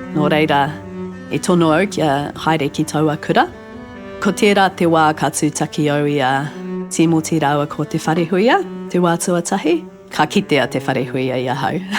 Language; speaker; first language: Māori; non-native, local second language; English